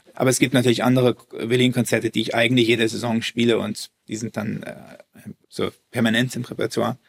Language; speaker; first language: German; early bilingual, heritage; German